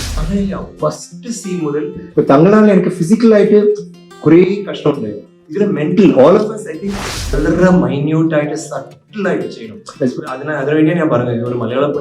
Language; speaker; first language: Malayalam; non-native, learner; Tamil